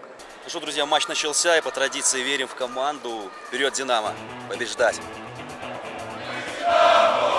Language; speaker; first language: Russian; native; Russian